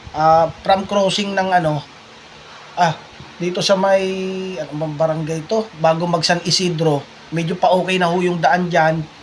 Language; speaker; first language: Filipino; non-native, local second language; Bikol